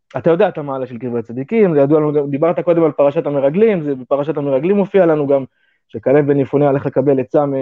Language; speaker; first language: Hebrew; native; Hebrew